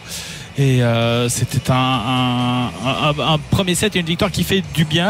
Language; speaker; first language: French; native; French